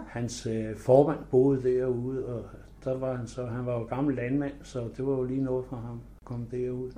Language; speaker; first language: Danish; native; Danish